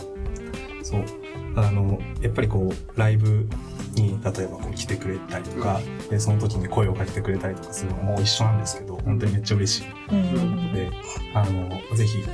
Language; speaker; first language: Japanese; native; Japanese